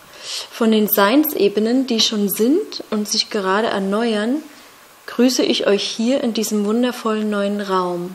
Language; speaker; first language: German; native; German